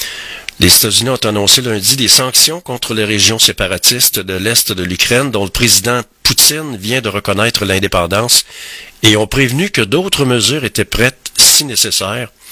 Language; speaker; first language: French; native; French